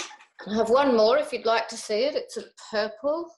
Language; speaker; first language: English; native; English